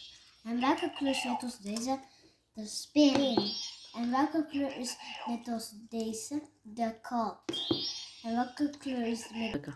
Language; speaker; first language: Dutch; early bilingual, other home language; Tigrinya